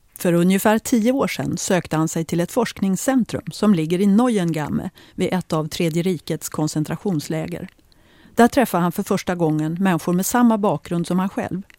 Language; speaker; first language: Swedish; native; Swedish